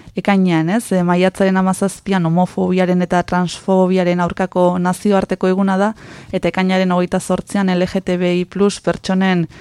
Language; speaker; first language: Basque; native; Basque